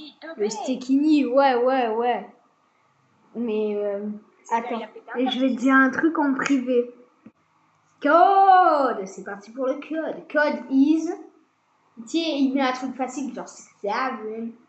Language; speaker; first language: French; native; French